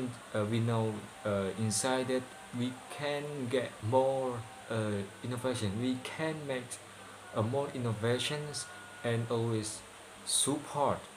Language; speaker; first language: English; non-native, learner; Indonesian